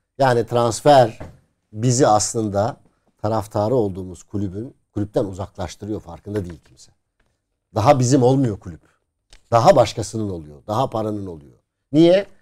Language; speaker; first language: Turkish; native; Turkish